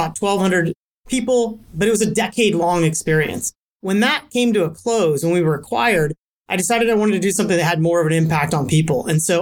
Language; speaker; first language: English; native; English